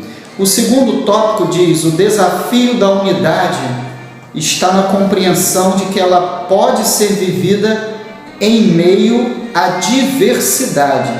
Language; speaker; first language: Portuguese; native; Portuguese